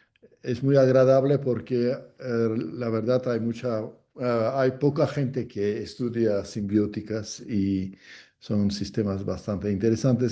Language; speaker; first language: Spanish; non-native, fluent; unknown